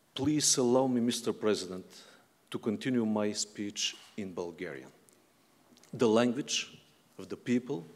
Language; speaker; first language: English; non-native, fluent; Bulgarian